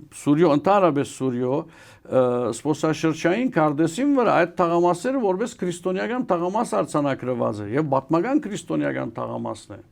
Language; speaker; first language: Armenian; early bilingual, heritage; Armenian